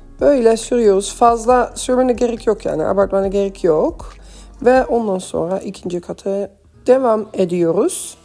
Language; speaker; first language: Turkish; early bilingual, heritage; Turkish